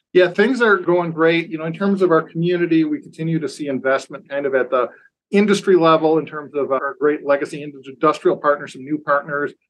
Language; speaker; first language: English; native; English